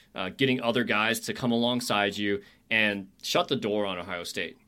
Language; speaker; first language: English; native; English